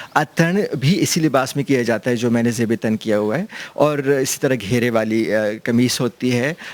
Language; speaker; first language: Urdu; non-native, local second language; Pashto